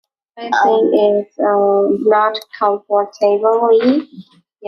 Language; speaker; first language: English; non-native, learner; Vietnamese